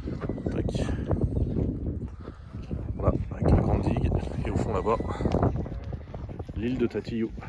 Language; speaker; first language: French; native; French